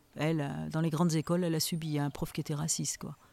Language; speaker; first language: French; native; French